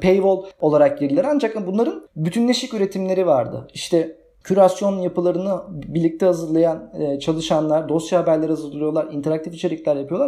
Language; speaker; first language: Turkish; native; Turkish